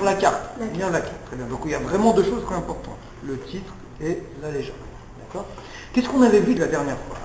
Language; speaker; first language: French; native; French